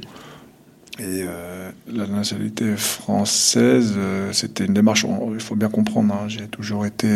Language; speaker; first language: French; non-native, local second language; Kabyle